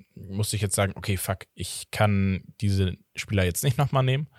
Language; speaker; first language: German; early bilingual, other home language; Portuguese